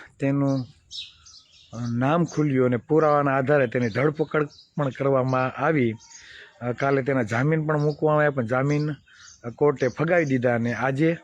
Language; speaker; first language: Gujarati; native; Gujarati